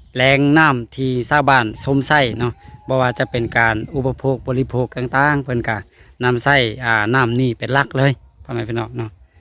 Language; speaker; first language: Lao; native; Lao